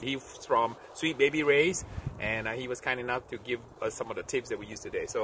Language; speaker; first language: English; native; English